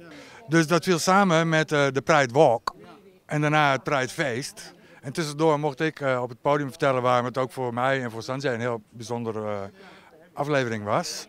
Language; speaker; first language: Dutch; native; Dutch